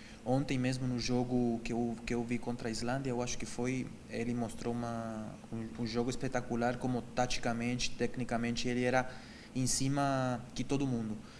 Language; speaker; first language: Portuguese; non-native, fluent; Spanish